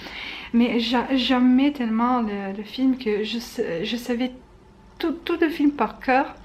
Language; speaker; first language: French; non-native, fluent; Italian